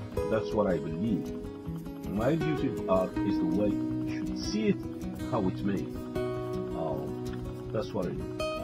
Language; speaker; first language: English; non-native, learner; Arabic